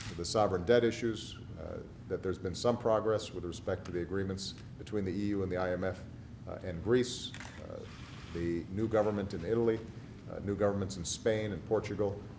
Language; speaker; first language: English; native; English